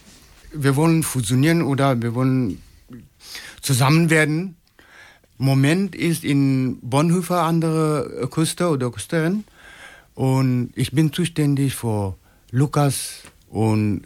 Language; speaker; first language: German; non-native, fluent; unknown